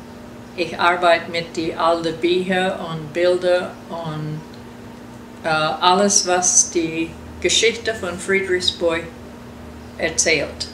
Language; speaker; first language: German; early bilingual, heritage; German